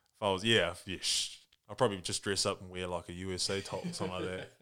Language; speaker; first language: English; early bilingual, other home language; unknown